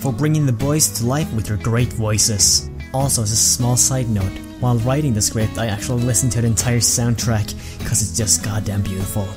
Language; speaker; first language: English; native; English